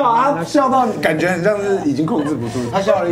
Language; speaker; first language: Chinese; native; Chinese